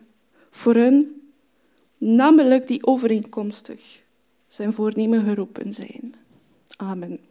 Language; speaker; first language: Dutch; non-native, fluent; French